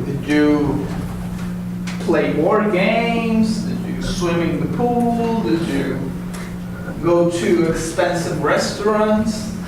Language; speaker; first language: English; non-native, fluent; Spanish